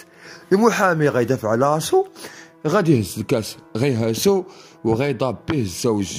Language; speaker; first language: Arabic; native; Arabic